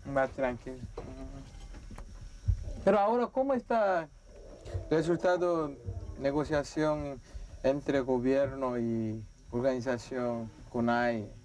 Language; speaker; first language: Spanish; non-native, learner; Korean